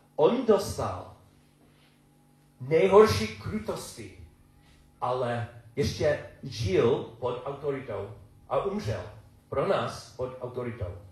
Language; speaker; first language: Czech; non-native, learner; English